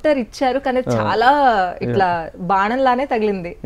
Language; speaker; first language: Telugu; native; Telugu